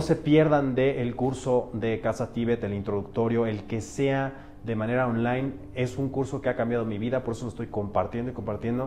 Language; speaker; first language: Spanish; native; Spanish